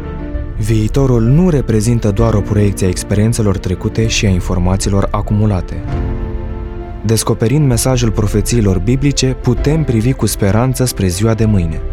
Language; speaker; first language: Romanian; native; Romanian